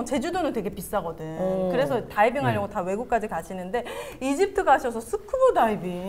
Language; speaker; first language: Korean; native; Korean